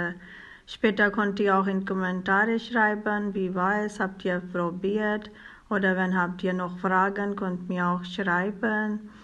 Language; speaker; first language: German; non-native, learner; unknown